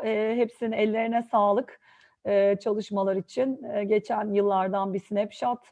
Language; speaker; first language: Turkish; native; Turkish